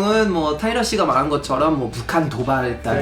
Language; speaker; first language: Korean; non-native, fluent; French